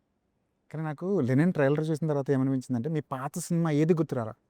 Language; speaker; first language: Telugu; native; Telugu